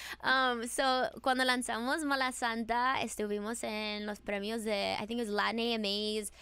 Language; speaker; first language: Spanish; early bilingual, heritage; Spanish